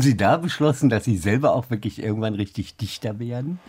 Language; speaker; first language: German; native; German